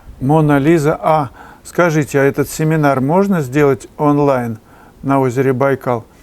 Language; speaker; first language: Russian; native; Russian